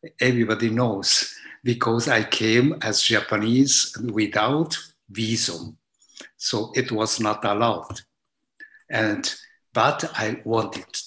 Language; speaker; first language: English; non-native, learner; Japanese